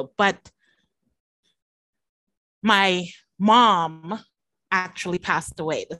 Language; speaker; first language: English; native; English